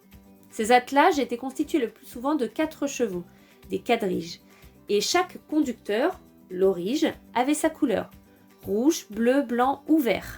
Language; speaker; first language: French; native; French